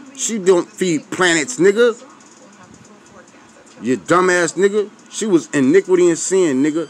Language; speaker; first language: English; native; English